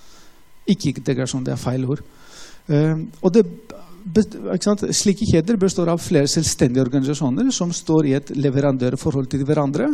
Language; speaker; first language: Norwegian; non-native, fluent; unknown